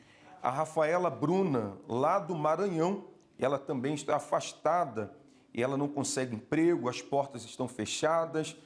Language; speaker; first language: Portuguese; native; Portuguese